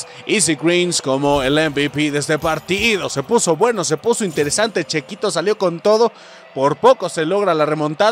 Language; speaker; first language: Spanish; native; Spanish